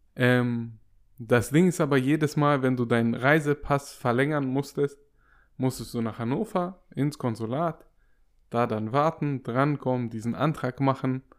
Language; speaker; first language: German; native; German